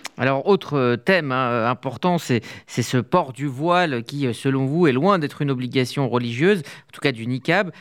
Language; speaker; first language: French; native; French